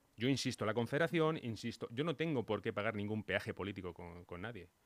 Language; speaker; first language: Spanish; native; Spanish